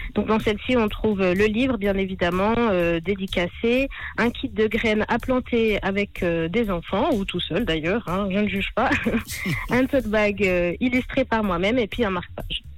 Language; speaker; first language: French; native; French